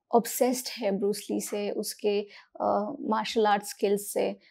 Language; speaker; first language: Hindi; non-native, local second language; Marathi